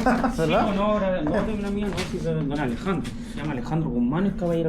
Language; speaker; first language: Spanish; native; Spanish